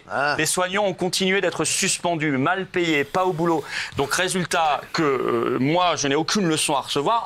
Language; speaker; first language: French; native; French